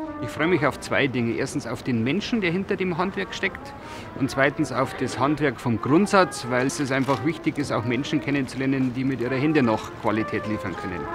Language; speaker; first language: German; native; German